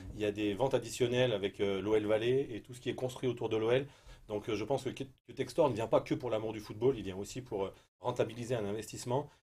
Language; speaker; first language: French; native; French